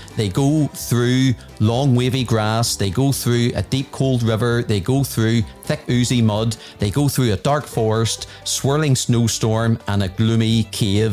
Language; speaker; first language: English; native; English